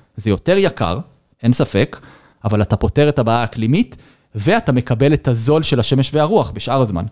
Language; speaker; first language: Hebrew; native; Hebrew